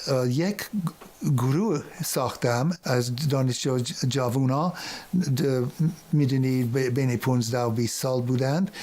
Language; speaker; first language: Persian; non-native, fluent; English